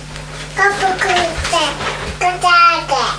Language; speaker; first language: Japanese; native; Japanese